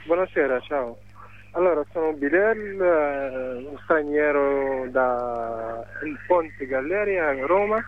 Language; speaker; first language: Italian; non-native, fluent; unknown